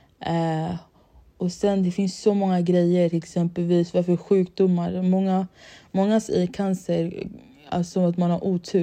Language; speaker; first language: Swedish; early bilingual, other home language; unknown